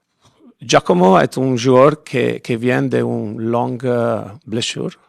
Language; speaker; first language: French; non-native, fluent; Italian